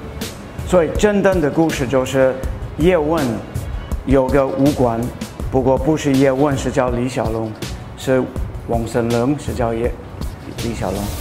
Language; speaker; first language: Chinese; non-native, fluent; English